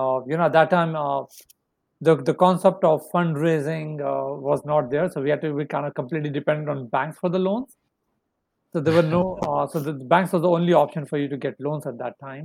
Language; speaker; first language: English; non-native, local second language; Hindi